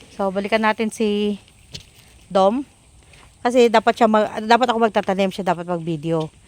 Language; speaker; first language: Filipino; non-native, local second language; Pangasinan